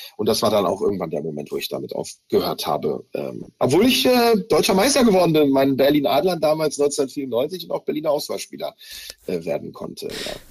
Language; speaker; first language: German; early bilingual, other home language; Hebrew